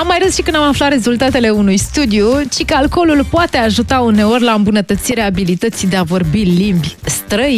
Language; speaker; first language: Romanian; native; Romanian